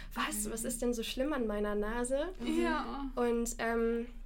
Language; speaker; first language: German; non-native, fluent; Russian